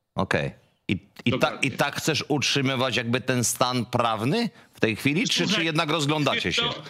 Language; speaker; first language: Polish; native; Polish